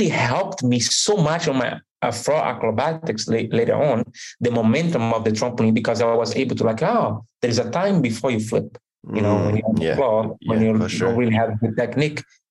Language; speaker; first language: English; non-native, fluent; Portuguese